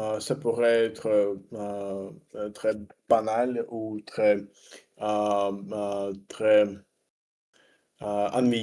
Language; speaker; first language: French; non-native, learner; Russian